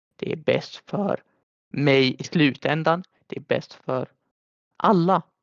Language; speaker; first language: Swedish; early bilingual, other home language; Arabic